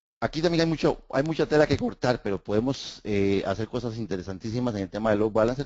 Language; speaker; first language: Spanish; native; Spanish